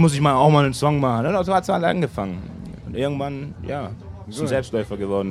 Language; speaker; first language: German; native; German